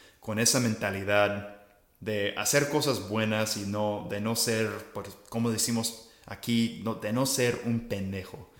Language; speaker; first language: Spanish; non-native, fluent; English